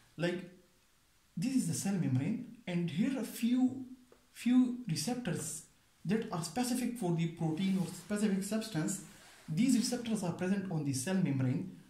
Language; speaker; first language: English; non-native, local second language; Pashto